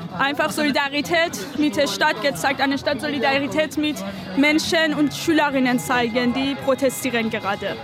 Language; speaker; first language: German; non-native, fluent; Persian